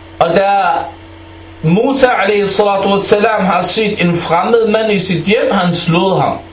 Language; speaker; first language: Danish; early bilingual, other home language; Arabic